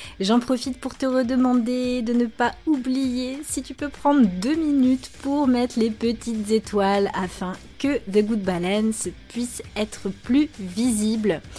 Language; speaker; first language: French; native; French